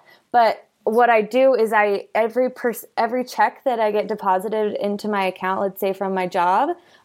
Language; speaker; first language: English; native; English